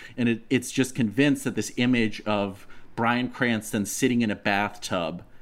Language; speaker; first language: English; non-native, fluent; Russian